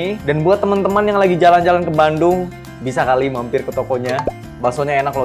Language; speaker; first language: Indonesian; native; Indonesian